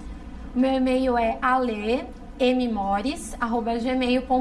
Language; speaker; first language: Portuguese; native; Portuguese